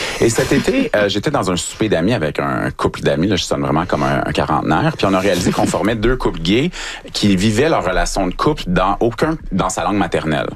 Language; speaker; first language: French; native; French